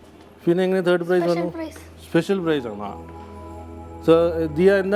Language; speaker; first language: Malayalam; non-native, fluent; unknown